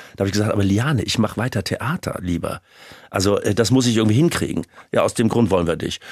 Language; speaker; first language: German; native; German